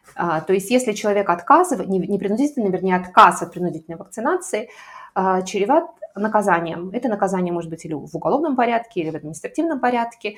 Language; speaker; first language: Russian; native; Russian